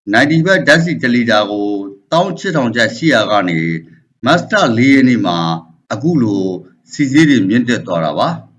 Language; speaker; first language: Burmese; native; Burmese